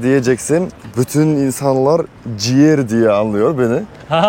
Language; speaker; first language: Turkish; non-native, learner; Kazakh